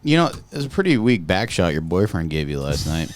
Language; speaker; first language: English; native; English